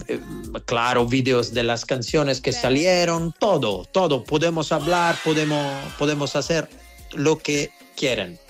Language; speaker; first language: Spanish; non-native, learner; Italian